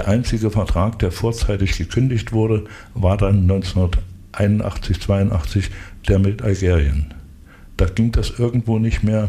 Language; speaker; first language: German; native; German